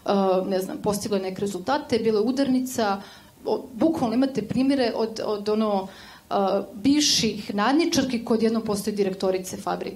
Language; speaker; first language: Serbian; native; Serbian